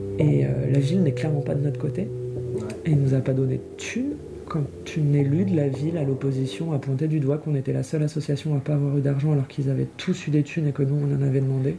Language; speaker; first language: French; native; French